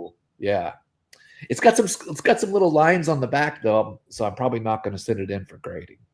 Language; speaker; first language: English; native; English